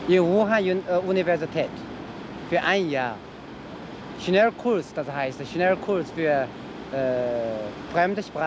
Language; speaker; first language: German; non-native, learner; Chinese